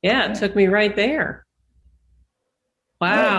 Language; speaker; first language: English; native; English